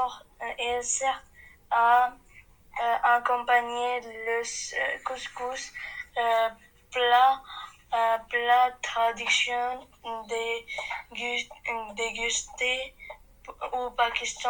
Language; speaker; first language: French; non-native, learner; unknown